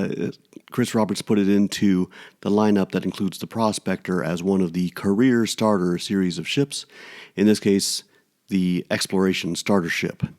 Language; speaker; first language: English; native; English